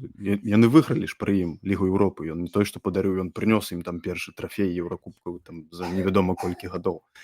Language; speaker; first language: Belarusian; non-native, local second language; Russian